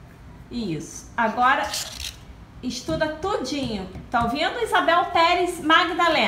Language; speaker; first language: Portuguese; native; Portuguese